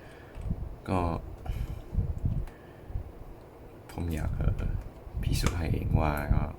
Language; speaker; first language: Thai; non-native, learner; English